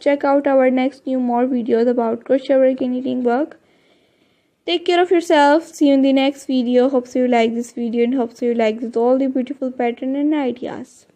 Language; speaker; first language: English; non-native, learner; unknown